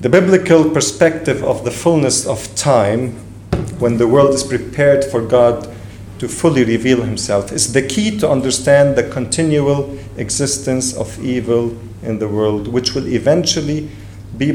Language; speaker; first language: English; non-native, fluent; Arabic